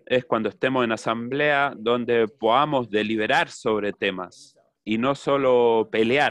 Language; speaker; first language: Spanish; non-native, fluent; English